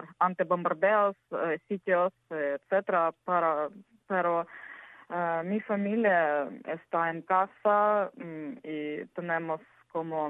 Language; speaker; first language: Spanish; non-native, learner; Ukrainian